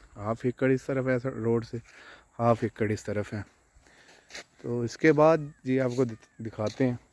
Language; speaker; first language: Urdu; non-native, local second language; Punjabi